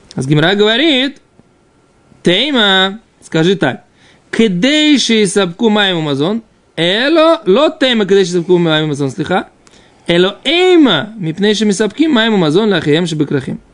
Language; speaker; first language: Russian; non-native, fluent; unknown